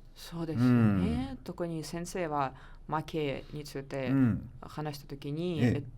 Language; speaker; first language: Japanese; non-native, learner; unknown